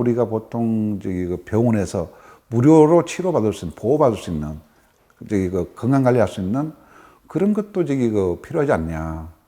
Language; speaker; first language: Korean; native; Korean